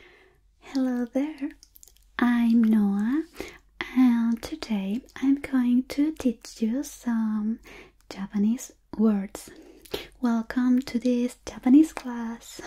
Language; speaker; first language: English; non-native, fluent; Spanish